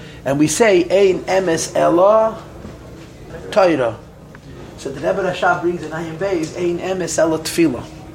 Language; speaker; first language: English; native; English